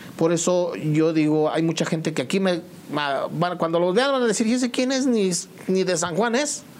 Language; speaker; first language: Spanish; native; Spanish